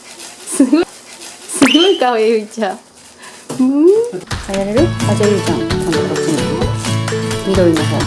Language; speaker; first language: Japanese; native; Japanese